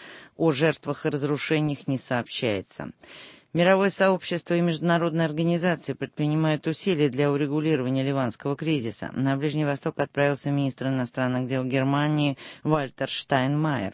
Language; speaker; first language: Russian; native; Russian